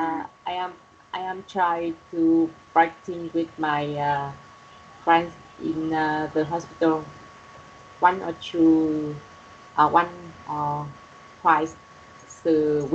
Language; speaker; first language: English; non-native, learner; Vietnamese